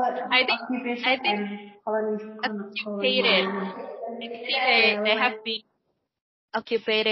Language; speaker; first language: English; non-native, learner; Indonesian